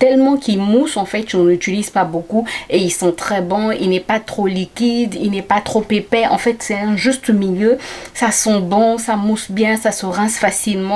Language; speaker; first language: French; native; French